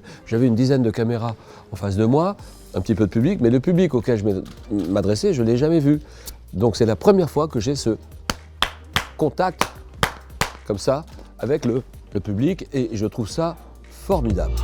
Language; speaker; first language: French; native; French